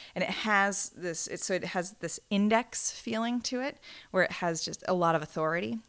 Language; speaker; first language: English; native; English